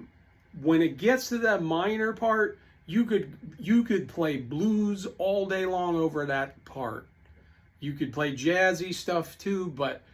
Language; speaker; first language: English; native; English